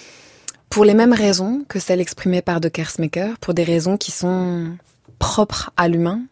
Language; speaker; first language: French; native; French